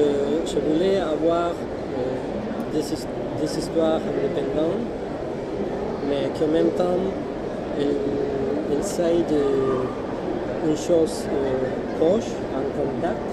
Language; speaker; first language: French; non-native, fluent; Spanish